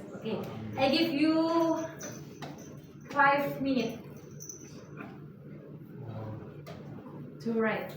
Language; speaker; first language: English; non-native, learner; Indonesian